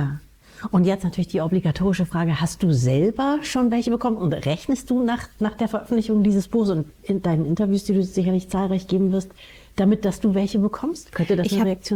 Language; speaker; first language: German; native; German